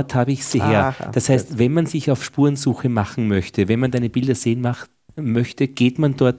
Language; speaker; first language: German; native; German